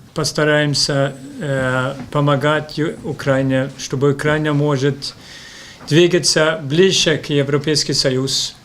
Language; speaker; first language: Russian; non-native, fluent; Swedish